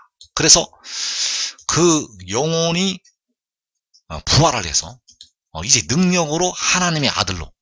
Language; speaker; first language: Korean; native; Korean